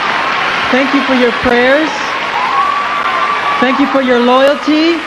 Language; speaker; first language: English; native; English